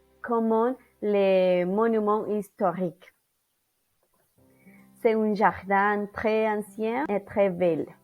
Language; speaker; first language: French; non-native, learner; Spanish